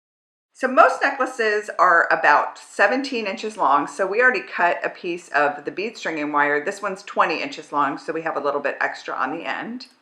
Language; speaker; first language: English; native; English